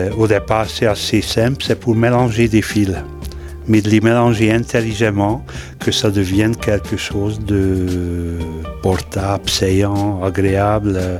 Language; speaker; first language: French; non-native, fluent; Hungarian